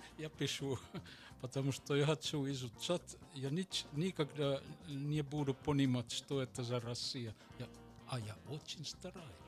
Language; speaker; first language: Russian; non-native, learner; Finnish